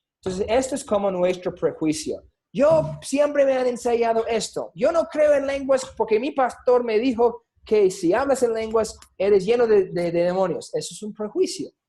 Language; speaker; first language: Spanish; non-native, fluent; English